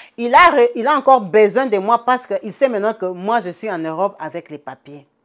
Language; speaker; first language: French; non-native, local second language; Lingala